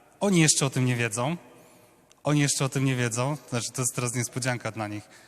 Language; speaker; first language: Polish; native; Polish